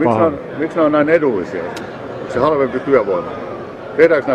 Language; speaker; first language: Finnish; native; Finnish